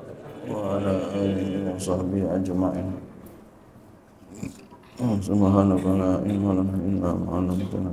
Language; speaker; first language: Arabic; non-native, fluent; Indonesian